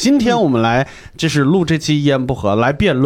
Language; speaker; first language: Chinese; native; Chinese